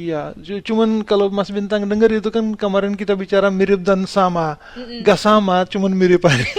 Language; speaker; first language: Indonesian; non-native, fluent; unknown